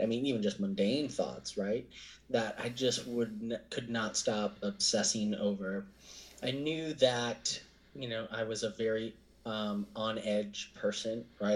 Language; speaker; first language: English; native; English